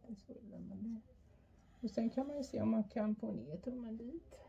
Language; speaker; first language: Swedish; native; Swedish